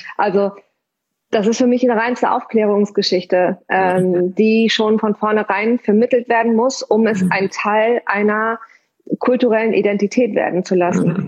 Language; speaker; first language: German; early bilingual, other home language; Persian